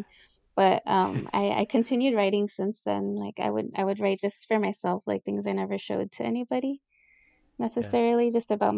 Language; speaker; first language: English; early bilingual, other home language; Spanish